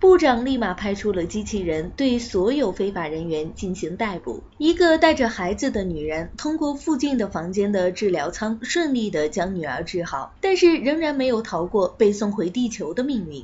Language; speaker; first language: Chinese; native; Chinese